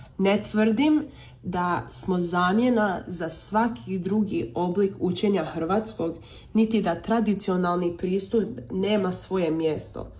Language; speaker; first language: Serbian; early bilingual, heritage; Croatian